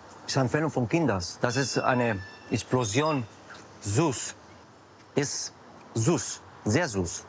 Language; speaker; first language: German; non-native, learner; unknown